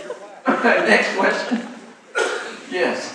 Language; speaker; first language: English; native; English